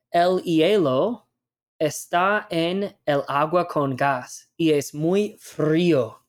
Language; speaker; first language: Spanish; non-native, fluent; English